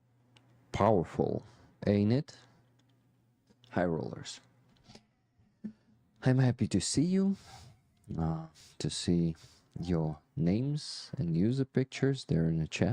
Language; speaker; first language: English; non-native, fluent; Ukrainian